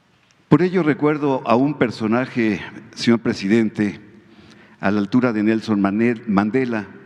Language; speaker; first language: Spanish; native; Spanish